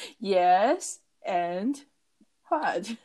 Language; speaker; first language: English; non-native, learner; Chinese